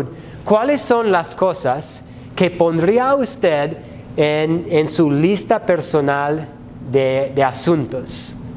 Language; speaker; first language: Spanish; non-native, fluent; English